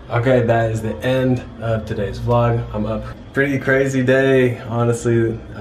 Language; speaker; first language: English; native; English